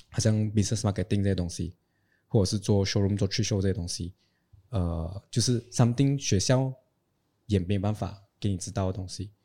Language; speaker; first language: Chinese; native; Chinese